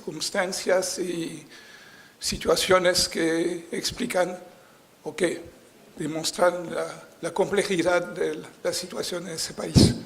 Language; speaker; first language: Spanish; non-native, fluent; French